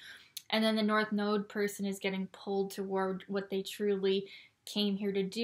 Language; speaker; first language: English; native; English